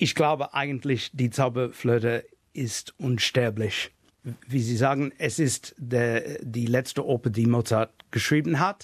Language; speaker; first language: German; non-native, fluent; English